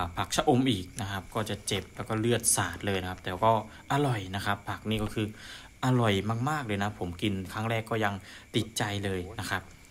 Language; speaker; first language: Thai; native; Thai